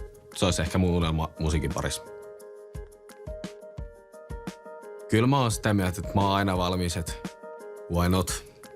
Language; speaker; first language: Finnish; native; Finnish